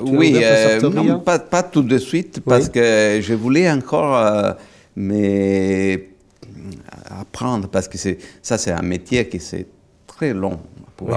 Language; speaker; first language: French; non-native, fluent; Italian